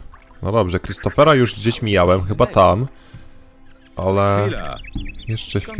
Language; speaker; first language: Polish; native; Polish